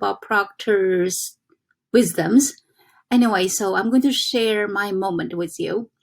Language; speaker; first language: English; non-native, fluent; Chinese